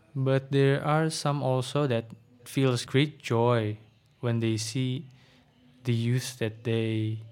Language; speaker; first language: English; non-native, fluent; Indonesian